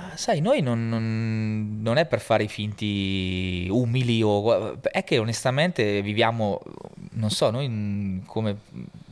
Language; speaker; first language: Italian; native; Italian